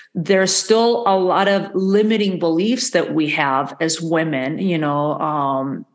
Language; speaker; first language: English; non-native, fluent; Spanish